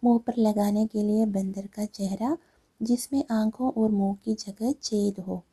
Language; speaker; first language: Hindi; non-native, local second language; Malayalam